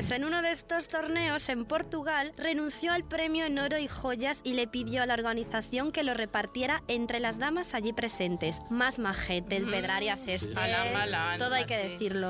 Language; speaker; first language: Spanish; native; Spanish